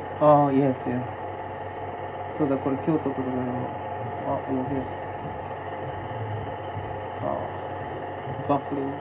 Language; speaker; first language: English; non-native, learner; Japanese